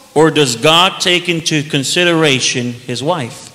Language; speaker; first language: English; early bilingual, other home language; Spanish